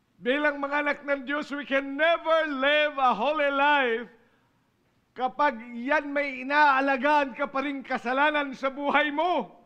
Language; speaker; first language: Filipino; non-native, local second language; Iloko